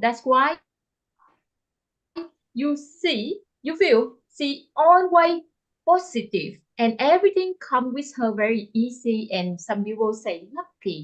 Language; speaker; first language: English; non-native, learner; Vietnamese